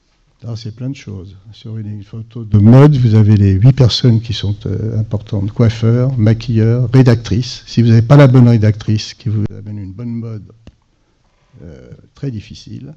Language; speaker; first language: French; native; French